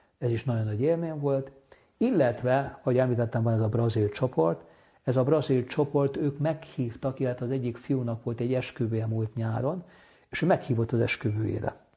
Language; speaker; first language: Hungarian; native; Hungarian